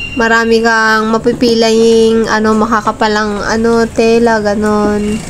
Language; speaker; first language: Filipino; non-native, local second language; Iloko